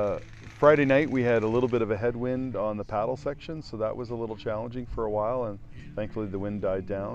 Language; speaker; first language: English; native; English